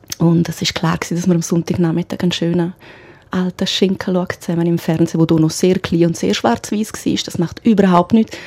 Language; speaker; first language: German; non-native, local second language; Romansh